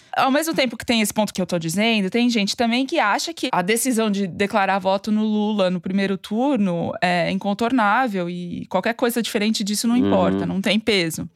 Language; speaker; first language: Portuguese; native; Portuguese